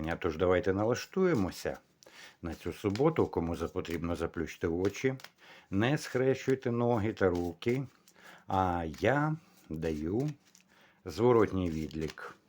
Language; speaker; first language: Ukrainian; non-native, local second language; Russian